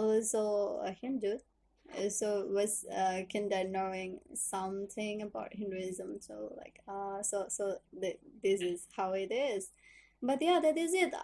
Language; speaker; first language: English; non-native, learner; Indonesian